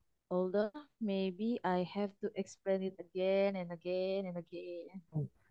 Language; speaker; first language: English; non-native, learner; Indonesian